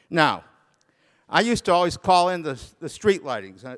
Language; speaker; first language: English; native; English